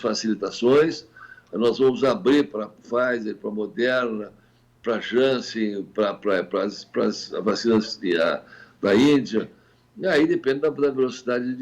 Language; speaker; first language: Portuguese; native; Portuguese